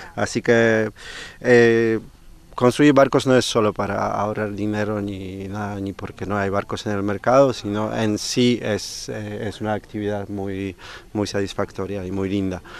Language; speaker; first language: Spanish; non-native, fluent; Polish